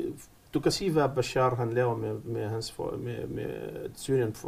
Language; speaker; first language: Danish; non-native, fluent; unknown